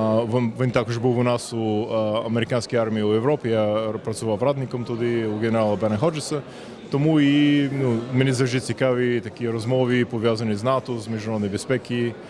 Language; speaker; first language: Ukrainian; non-native, fluent; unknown